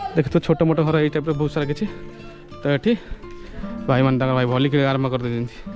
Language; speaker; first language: Odia; native; Odia